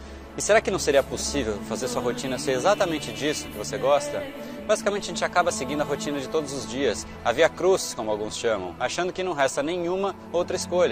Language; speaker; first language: Portuguese; native; Portuguese